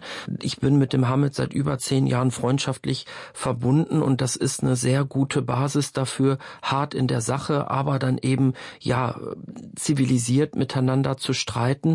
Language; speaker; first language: German; native; German